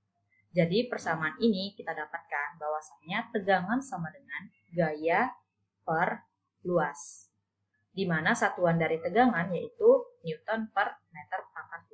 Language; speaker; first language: Indonesian; native; Indonesian